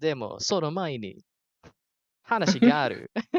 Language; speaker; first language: Japanese; non-native, learner; Malay